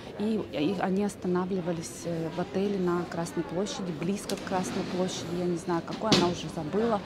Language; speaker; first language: Russian; native; Russian